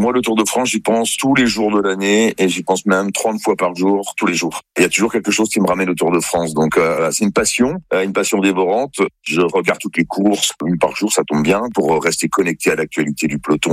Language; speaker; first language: French; native; French